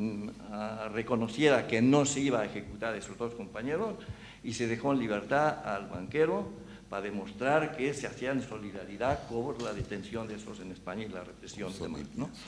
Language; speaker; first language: Spanish; native; Spanish